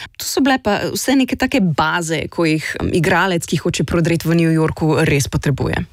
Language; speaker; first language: Slovenian; native; Slovenian